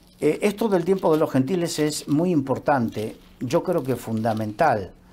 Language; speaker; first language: Spanish; native; Spanish